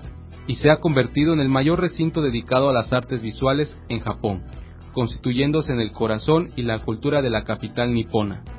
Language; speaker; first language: Spanish; native; Spanish